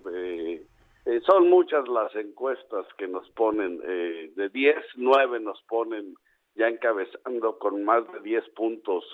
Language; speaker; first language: Spanish; native; Spanish